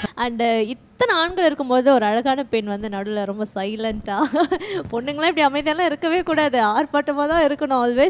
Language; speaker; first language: Tamil; native; Tamil